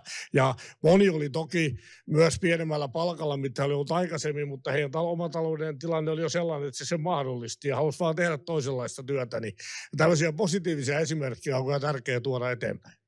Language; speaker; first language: Finnish; native; Finnish